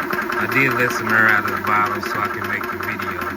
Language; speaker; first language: English; native; English